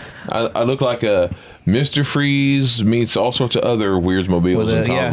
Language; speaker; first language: English; native; English